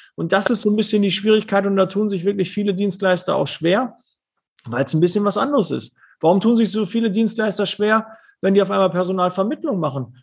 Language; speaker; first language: German; native; German